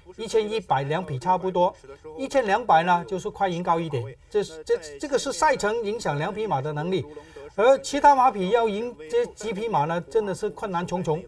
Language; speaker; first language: Chinese; native; Chinese